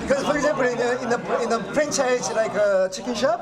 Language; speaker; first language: English; non-native, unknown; Korean